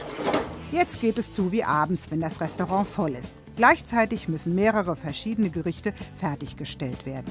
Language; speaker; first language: German; native; German